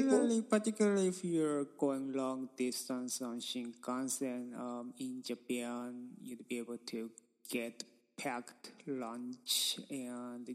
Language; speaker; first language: English; non-native, fluent; Japanese